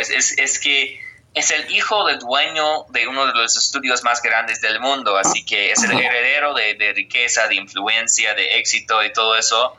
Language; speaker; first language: Spanish; non-native, fluent; English